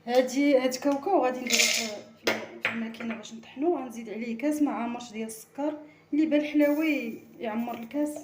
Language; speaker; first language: Arabic; native; Arabic